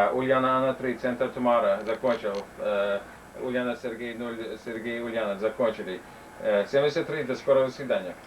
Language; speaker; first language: Russian; non-native, fluent; English